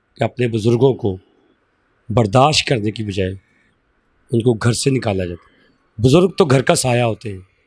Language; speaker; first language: Urdu; non-native, local second language; Punjabi